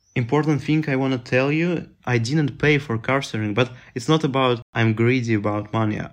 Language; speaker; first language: English; non-native, fluent; Russian